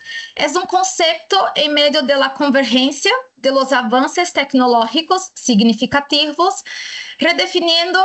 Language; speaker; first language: Spanish; non-native, fluent; Portuguese